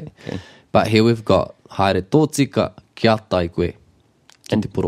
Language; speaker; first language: Māori; non-native, local second language; English